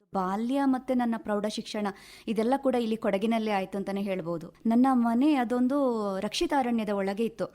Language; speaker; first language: Kannada; non-native, local second language; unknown